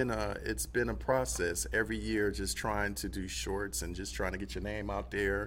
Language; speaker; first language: English; native; English